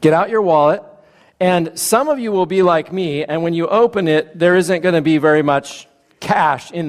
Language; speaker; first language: English; native; English